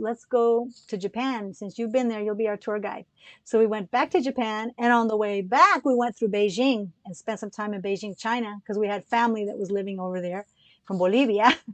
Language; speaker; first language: English; early bilingual, other home language; Spanish